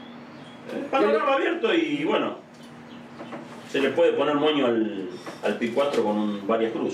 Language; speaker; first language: Spanish; native; Spanish